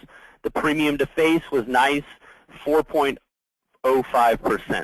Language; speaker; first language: English; native; English